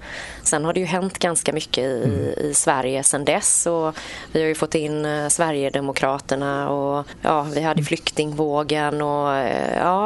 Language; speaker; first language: Swedish; native; Swedish